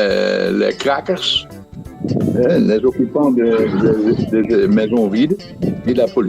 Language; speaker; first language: French; non-native, fluent; Dutch